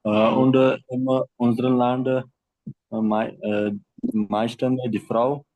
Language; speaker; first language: German; non-native, learner; Hindi